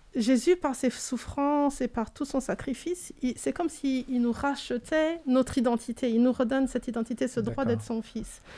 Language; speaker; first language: French; native; French